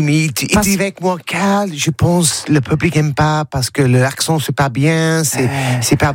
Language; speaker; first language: French; non-native, learner; English